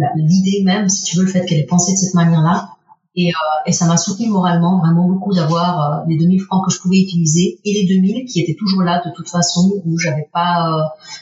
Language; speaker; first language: French; early bilingual, other home language; Spanish